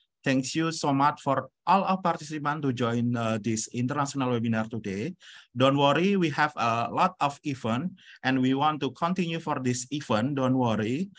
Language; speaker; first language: English; non-native, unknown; Indonesian